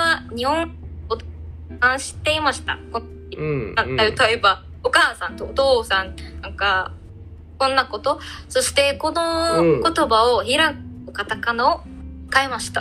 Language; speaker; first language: Japanese; non-native, learner; Arabic